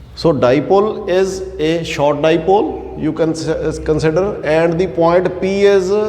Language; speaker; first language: English; non-native, local second language; Punjabi